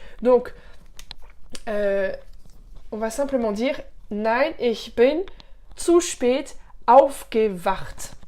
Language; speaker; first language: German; non-native, fluent; French